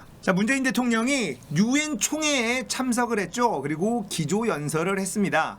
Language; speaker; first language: Korean; native; Korean